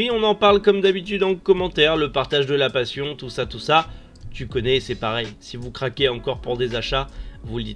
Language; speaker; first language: French; native; French